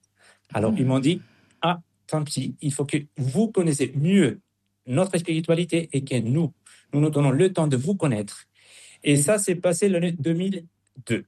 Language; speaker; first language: French; non-native, fluent; Spanish